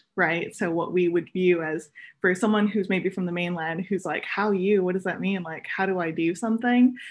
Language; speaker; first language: English; native; English